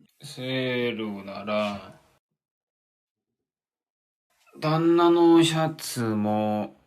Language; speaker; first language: Japanese; non-native, learner; Korean